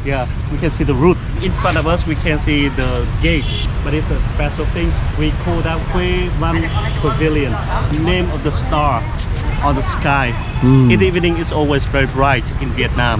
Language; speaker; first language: English; non-native, fluent; Vietnamese